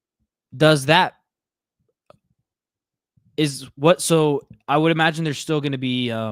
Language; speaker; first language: English; native; English